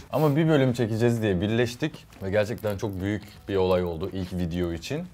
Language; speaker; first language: Turkish; early bilingual, heritage; English